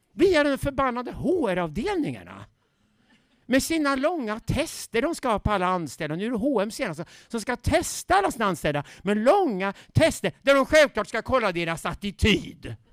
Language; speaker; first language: Swedish; native; Swedish